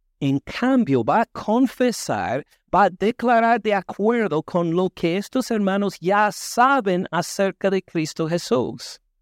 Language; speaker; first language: Spanish; non-native, fluent; English